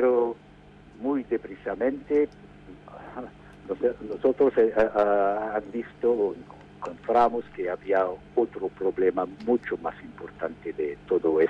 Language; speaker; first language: Spanish; non-native, fluent; English